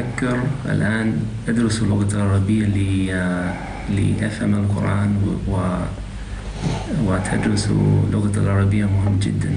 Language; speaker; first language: Arabic; non-native, learner; Malay